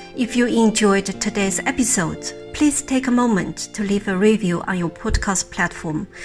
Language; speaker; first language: Dutch; non-native, fluent; Chinese